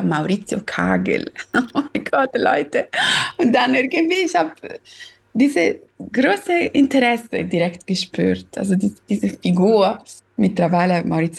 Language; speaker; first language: German; non-native, fluent; Italian